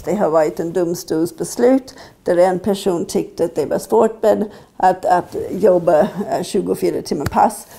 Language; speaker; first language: Swedish; non-native, fluent; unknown